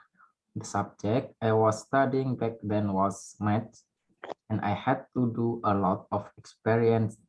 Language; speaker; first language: English; non-native, learner; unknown